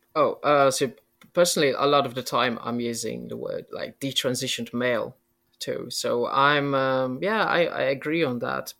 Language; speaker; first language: English; non-native, fluent; Polish